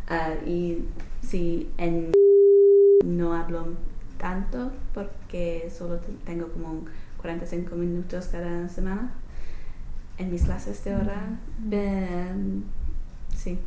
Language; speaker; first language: Spanish; non-native, learner; English